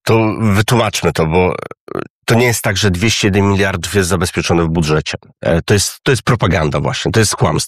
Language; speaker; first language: Polish; native; Polish